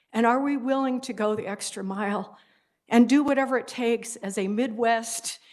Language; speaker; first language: English; native; English